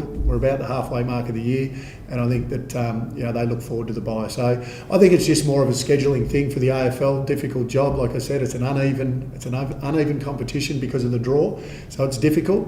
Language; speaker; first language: English; native; English